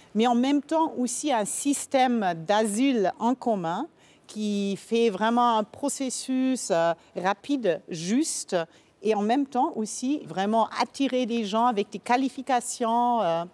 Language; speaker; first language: French; non-native, fluent; German